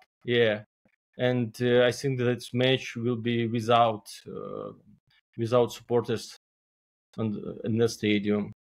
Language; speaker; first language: English; non-native, learner; Belarusian